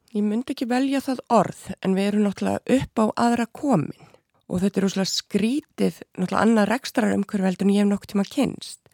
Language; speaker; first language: Icelandic; native; Icelandic